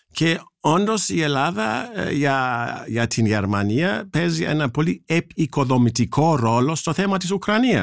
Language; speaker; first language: Greek; non-native, fluent; German